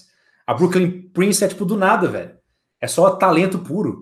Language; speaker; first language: Portuguese; native; Portuguese